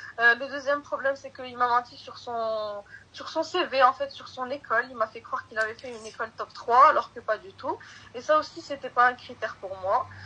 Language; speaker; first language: French; early bilingual, other home language; Arabic